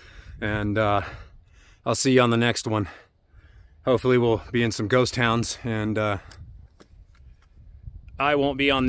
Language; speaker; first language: English; native; English